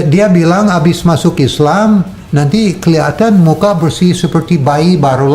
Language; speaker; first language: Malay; non-native, fluent; English